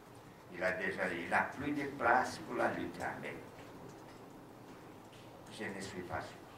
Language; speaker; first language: French; non-native, fluent; Portuguese